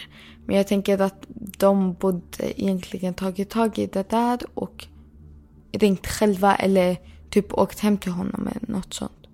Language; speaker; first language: Swedish; early bilingual, other home language; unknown